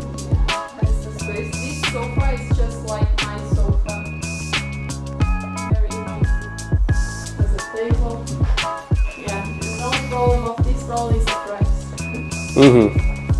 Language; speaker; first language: English; non-native, learner; Portuguese